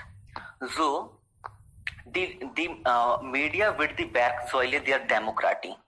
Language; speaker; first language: German; non-native, learner; Hindi